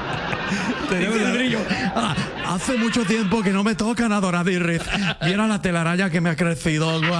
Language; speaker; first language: Spanish; native; Spanish